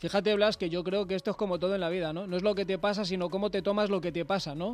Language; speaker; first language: Spanish; native; Spanish